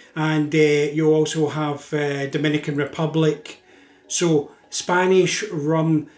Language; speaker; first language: English; native; English